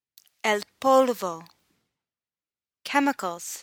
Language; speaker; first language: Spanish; non-native, fluent; English